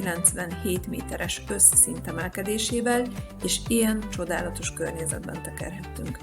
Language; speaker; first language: Hungarian; native; Hungarian